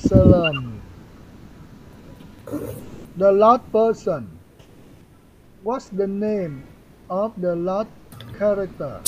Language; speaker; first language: English; non-native, fluent; Vietnamese